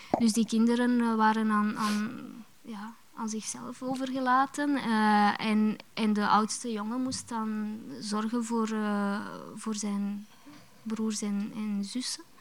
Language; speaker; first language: Dutch; early bilingual, other home language; Romanian